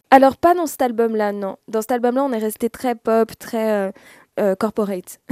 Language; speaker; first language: French; native; French